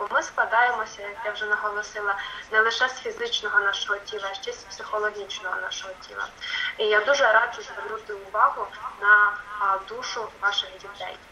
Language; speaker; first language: Ukrainian; non-native, local second language; Russian